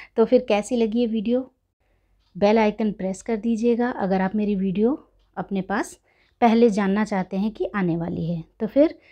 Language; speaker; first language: Hindi; native; Hindi